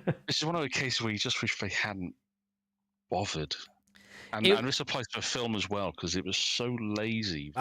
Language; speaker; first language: English; native; English